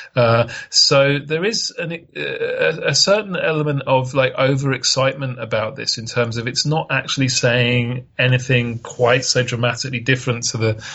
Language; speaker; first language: English; native; English